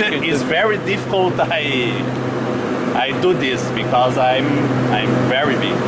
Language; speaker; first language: English; non-native, learner; Portuguese